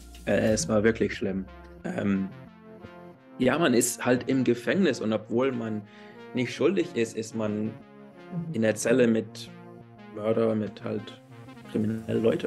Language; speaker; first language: German; early bilingual, heritage; English